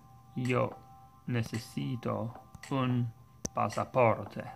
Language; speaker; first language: Spanish; non-native, learner; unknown